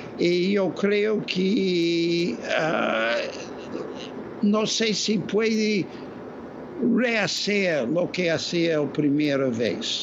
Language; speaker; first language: Spanish; non-native, fluent; English